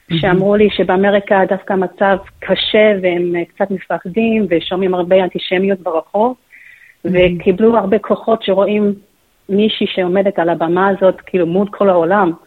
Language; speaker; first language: Hebrew; non-native, fluent; English